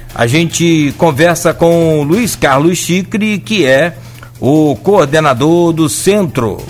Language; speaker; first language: Portuguese; native; Portuguese